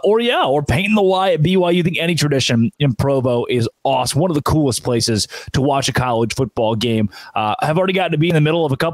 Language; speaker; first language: English; native; English